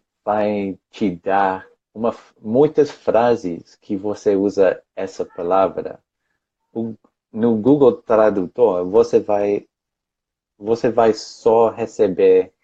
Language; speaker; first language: Portuguese; non-native, fluent; English